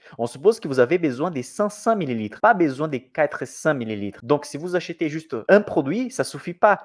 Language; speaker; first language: French; non-native, fluent; Portuguese